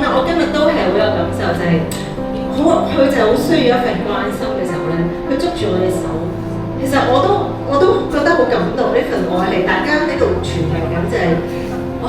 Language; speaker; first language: Cantonese; native; Cantonese